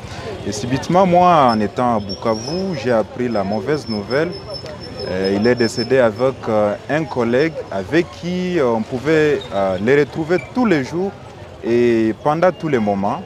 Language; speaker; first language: French; non-native, local second language; Swahili